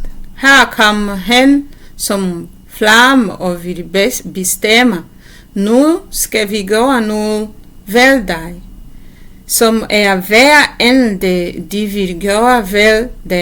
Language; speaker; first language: Danish; non-native, learner; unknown